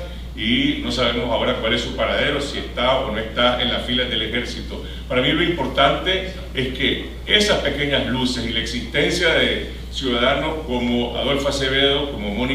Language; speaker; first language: Spanish; native; Spanish